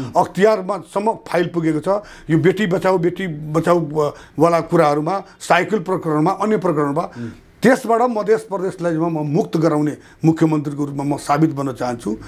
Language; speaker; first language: Nepali; non-native, local second language; Bhojpuri